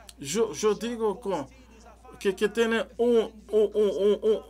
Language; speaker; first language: Spanish; non-native, learner; French